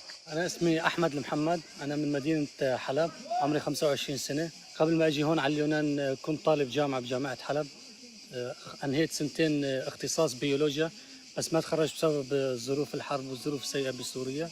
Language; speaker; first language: Arabic; native; Arabic